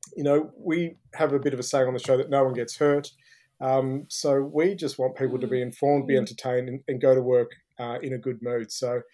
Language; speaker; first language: English; native; English